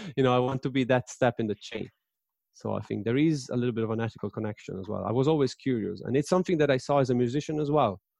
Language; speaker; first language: English; non-native, fluent; Italian